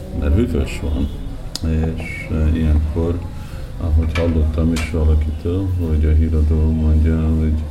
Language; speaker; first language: Hungarian; early bilingual, heritage; Hungarian